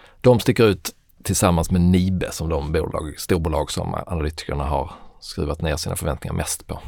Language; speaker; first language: Swedish; native; Swedish